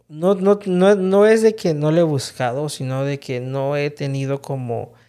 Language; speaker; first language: Spanish; early bilingual, heritage; Spanish